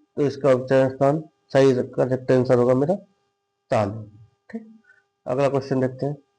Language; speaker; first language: Hindi; native; Hindi